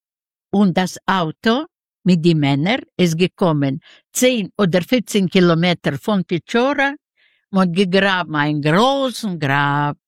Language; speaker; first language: German; non-native, fluent; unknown